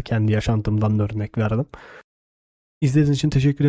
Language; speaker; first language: Turkish; native; Turkish